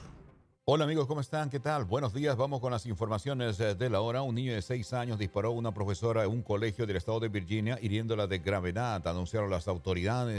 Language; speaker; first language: Spanish; native; Spanish